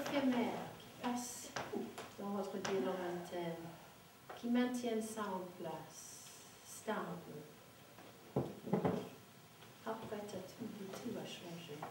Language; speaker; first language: French; non-native, fluent; English